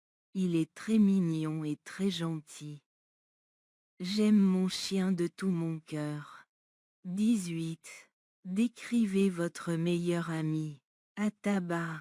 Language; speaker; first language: French; non-native, learner; Bangla